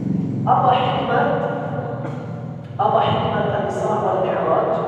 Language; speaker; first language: Indonesian; non-native, learner; Arabic